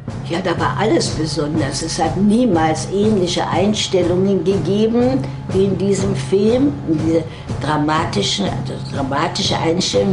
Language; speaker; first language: German; native; German